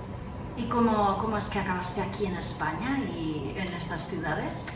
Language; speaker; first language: Spanish; native; Spanish